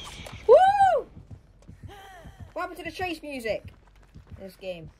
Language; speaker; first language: English; native; English